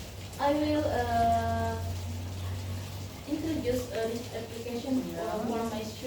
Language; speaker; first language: English; non-native, learner; Indonesian